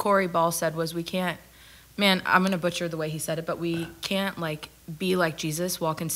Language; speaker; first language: English; non-native, local second language; Afrikaans